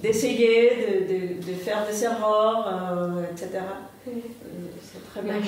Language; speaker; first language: French; non-native, fluent; Spanish